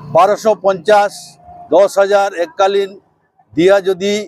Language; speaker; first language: Bangla; native; Bangla